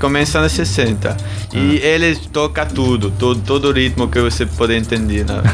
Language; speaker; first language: Portuguese; non-native, learner; German